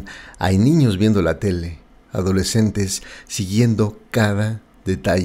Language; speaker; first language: Spanish; native; Spanish